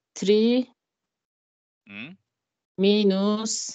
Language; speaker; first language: Swedish; non-native, learner; Arabic